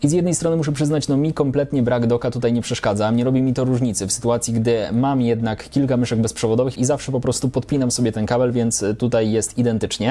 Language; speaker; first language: Polish; native; Polish